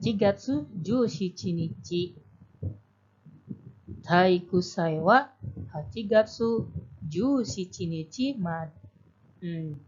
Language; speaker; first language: Japanese; non-native, fluent; Indonesian